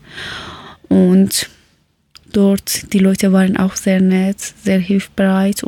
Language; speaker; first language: German; non-native, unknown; Persian